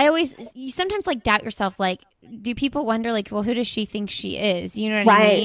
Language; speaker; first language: English; native; English